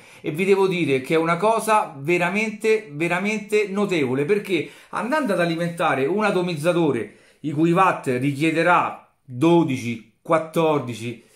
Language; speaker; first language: Italian; native; Italian